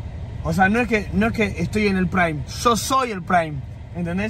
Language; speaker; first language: Spanish; native; Spanish